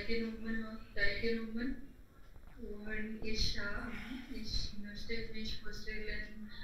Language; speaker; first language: German; non-native, learner; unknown